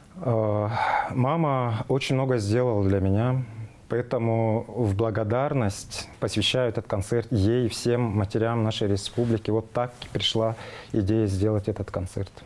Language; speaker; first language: Russian; non-native, local second language; Tuvinian